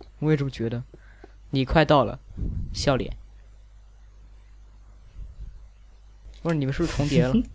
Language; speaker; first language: Chinese; native; Chinese